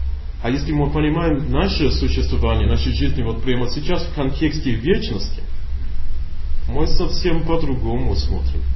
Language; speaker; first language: Russian; non-native, learner; English